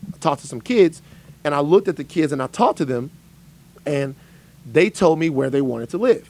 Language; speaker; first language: English; native; English